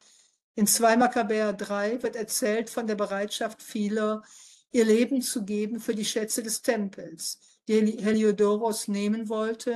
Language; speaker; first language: German; native; German